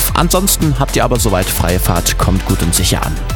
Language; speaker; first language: German; native; German